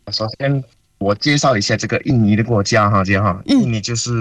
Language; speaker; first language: Chinese; non-native, fluent; Indonesian